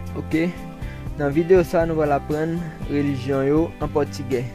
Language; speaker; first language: Portuguese; non-native, learner; Haitian Creole